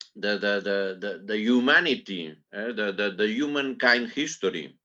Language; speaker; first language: English; non-native, learner; Catalan